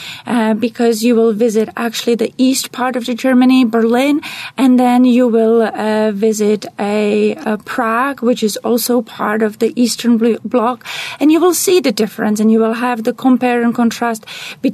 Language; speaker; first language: English; non-native, fluent; Czech